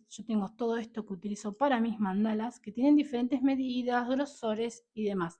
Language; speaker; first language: Spanish; native; Spanish